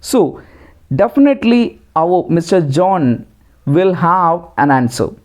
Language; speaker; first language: English; non-native, local second language; Malayalam